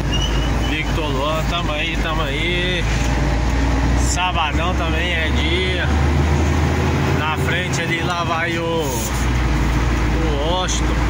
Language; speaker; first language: Portuguese; native; Portuguese